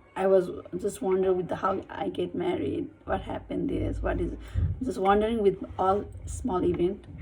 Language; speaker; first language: English; non-native, learner; Nepali